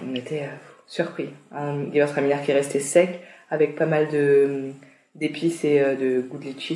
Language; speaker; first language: French; native; French